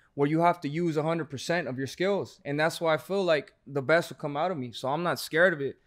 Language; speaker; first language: English; native; English